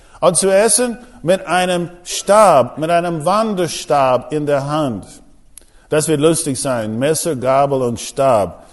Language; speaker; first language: German; non-native, fluent; English